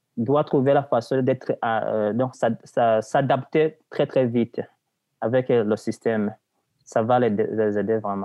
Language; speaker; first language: French; non-native, local second language; Rundi